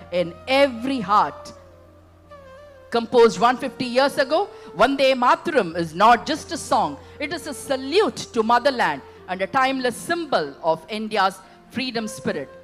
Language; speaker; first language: English; non-native, local second language; Tamil